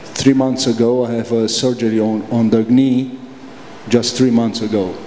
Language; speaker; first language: English; non-native, learner; Romanian